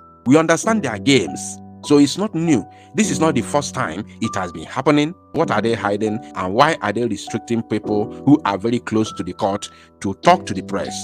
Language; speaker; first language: English; non-native, local second language; Igbo